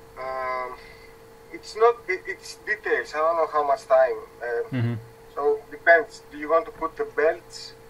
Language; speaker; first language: English; non-native, learner; Spanish